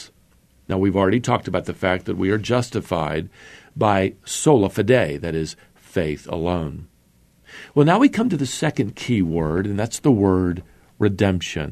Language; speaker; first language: English; native; English